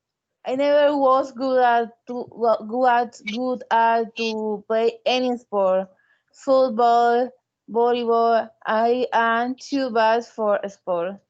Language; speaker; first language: English; non-native, learner; Spanish